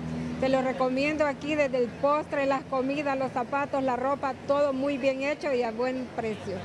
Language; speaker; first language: Spanish; native; Spanish